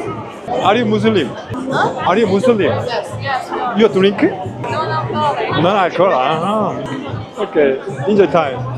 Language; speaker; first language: English; non-native, learner; Korean